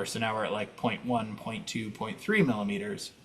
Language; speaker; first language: English; native; English